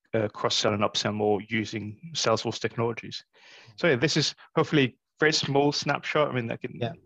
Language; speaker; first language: English; non-native, fluent; Morisyen